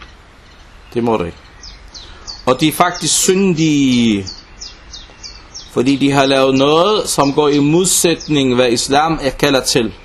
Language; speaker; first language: Danish; non-native, local second language; Arabic